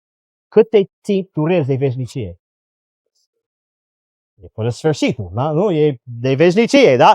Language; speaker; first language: Romanian; non-native, learner; English